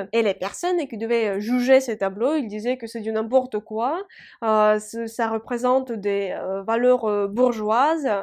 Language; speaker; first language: French; non-native, fluent; Russian